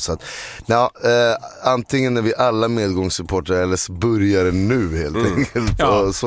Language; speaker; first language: Swedish; native; Swedish